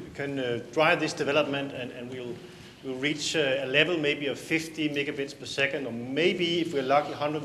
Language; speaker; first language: English; non-native, fluent; Danish